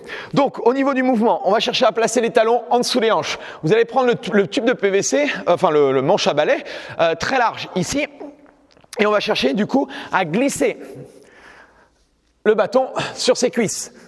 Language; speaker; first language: French; native; French